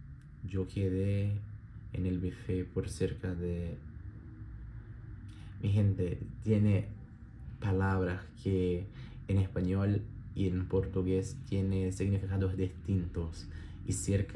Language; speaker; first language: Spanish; non-native, learner; Portuguese